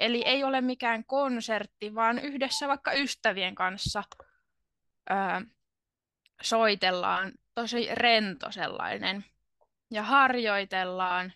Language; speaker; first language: Finnish; native; Finnish